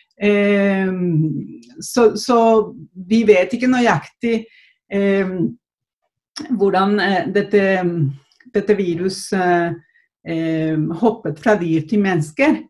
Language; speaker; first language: Norwegian; non-native, fluent; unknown